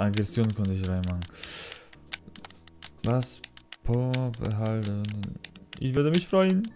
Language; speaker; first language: German; non-native, learner; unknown